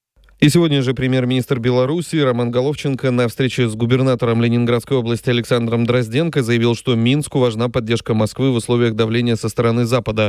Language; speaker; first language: Russian; native; Russian